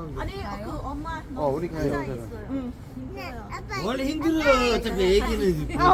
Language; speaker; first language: Korean; non-native, learner; Thai